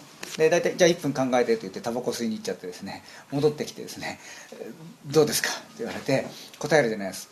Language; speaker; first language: Japanese; native; Japanese